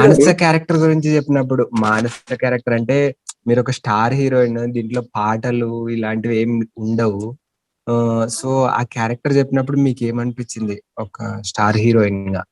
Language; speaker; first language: Telugu; native; Telugu